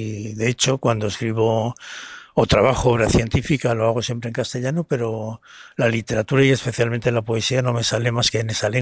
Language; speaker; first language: Spanish; native; Spanish